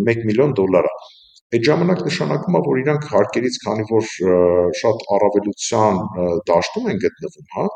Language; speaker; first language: Armenian; native; Armenian